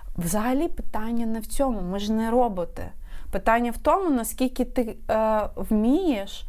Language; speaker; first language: Ukrainian; non-native, local second language; Russian